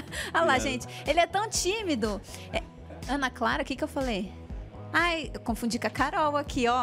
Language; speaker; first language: Portuguese; native; Portuguese